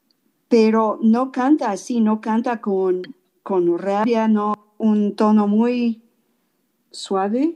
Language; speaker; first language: Spanish; non-native, fluent; English